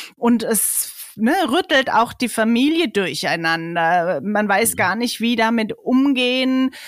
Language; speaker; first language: German; native; German